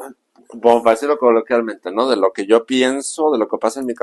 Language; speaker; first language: Spanish; native; Spanish